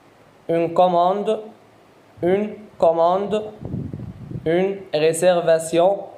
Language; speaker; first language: French; non-native, fluent; Arabic